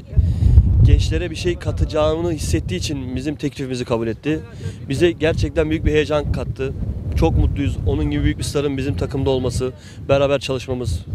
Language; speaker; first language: Turkish; native; Turkish